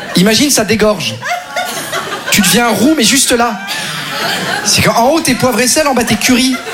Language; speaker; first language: French; native; French